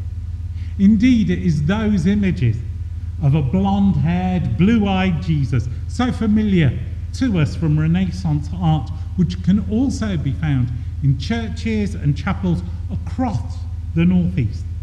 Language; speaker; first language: English; native; English